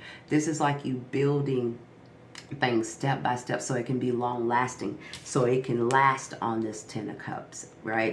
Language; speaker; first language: English; native; English